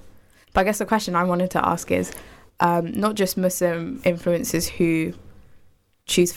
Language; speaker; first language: English; native; English